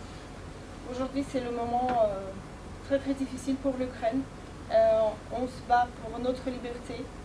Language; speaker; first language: French; non-native, fluent; Ukrainian